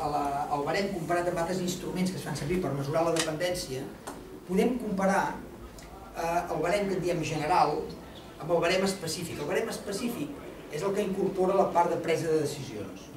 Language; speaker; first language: Catalan; native; Catalan